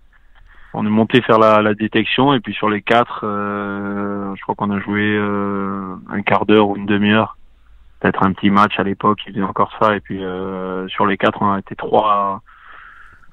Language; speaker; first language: French; native; French